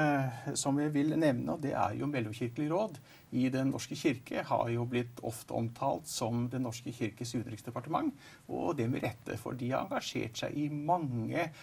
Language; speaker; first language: Norwegian; native; Norwegian